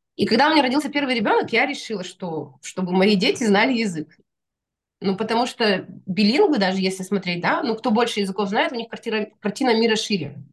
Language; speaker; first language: Russian; non-native, local second language; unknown